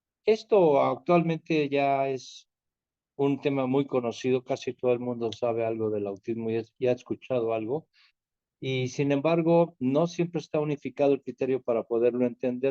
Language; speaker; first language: Spanish; native; Spanish